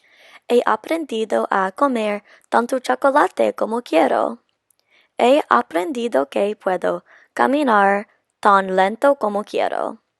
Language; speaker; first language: Spanish; non-native, learner; English